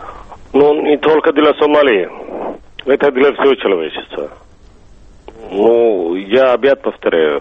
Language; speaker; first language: Russian; non-native, fluent; Somali